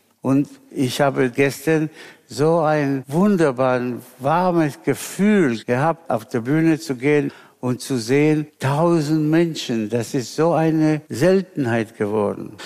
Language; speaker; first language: German; non-native, fluent; Spanish